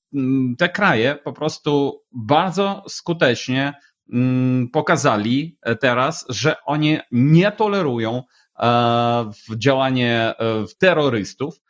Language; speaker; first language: Polish; non-native, fluent; Ukrainian